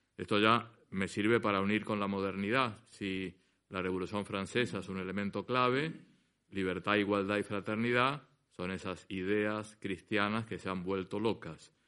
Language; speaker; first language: Spanish; native; Spanish